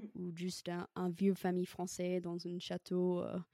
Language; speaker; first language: French; non-native, fluent; English